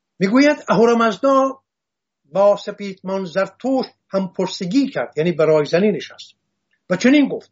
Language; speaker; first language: Persian; non-native, local second language; Assyrian Neo-Aramaic